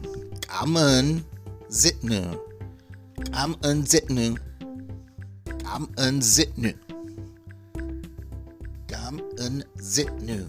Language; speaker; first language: Vietnamese; non-native, learner; English